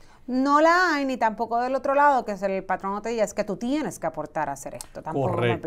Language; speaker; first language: Spanish; native; Spanish